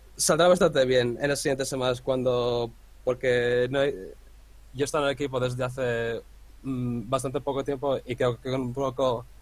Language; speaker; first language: Spanish; non-native, fluent; Dutch